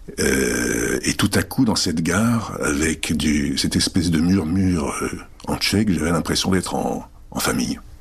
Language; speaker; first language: French; early bilingual, other home language; Czech